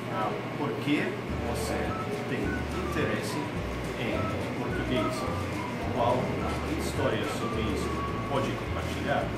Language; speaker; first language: Portuguese; non-native, fluent; English